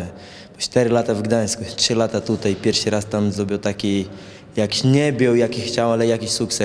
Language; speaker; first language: Polish; non-native, fluent; Portuguese